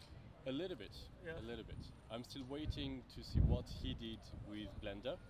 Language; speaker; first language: English; non-native, fluent; French